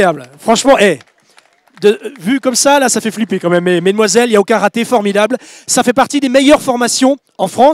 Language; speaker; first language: French; native; French